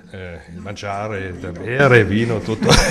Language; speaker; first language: Italian; non-native, learner; German